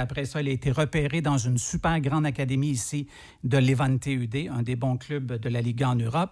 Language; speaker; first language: French; native; French